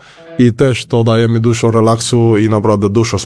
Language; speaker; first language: Polish; non-native, learner; Spanish